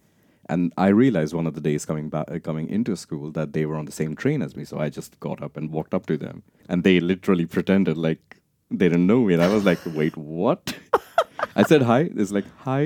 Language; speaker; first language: English; non-native, local second language; Punjabi